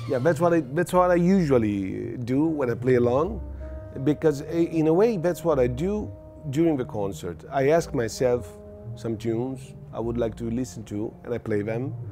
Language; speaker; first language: English; non-native, fluent; Italian